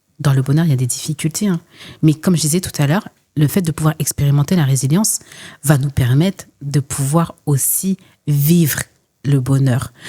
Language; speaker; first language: French; early bilingual, other home language; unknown